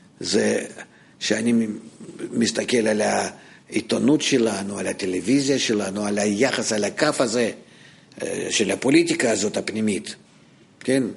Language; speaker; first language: Hebrew; non-native, fluent; Russian